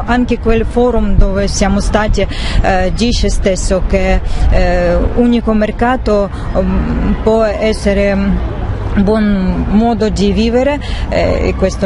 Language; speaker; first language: Italian; non-native, learner; Russian